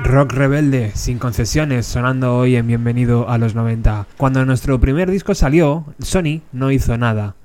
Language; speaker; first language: Spanish; native; Spanish